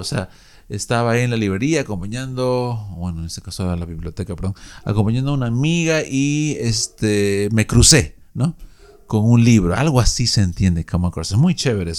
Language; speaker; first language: Spanish; native; Spanish